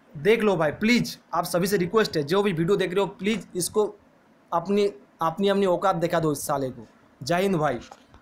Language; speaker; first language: Hindi; non-native, local second language; Bangla